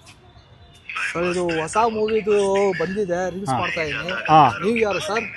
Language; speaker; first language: Kannada; non-native, local second language; Urdu